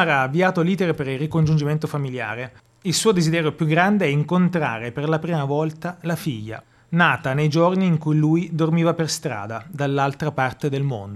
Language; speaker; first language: Italian; native; Italian